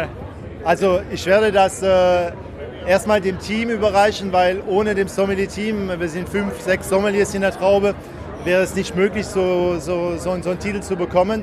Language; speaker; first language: German; native; German